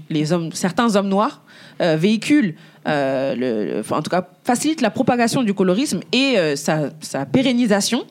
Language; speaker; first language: French; early bilingual, other home language; Bambara